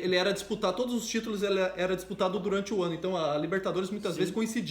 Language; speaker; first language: Portuguese; native; Portuguese